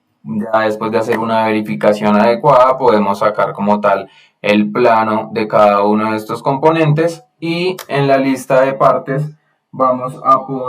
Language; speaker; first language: Spanish; native; Spanish